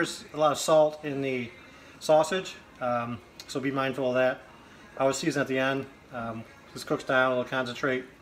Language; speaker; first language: English; native; English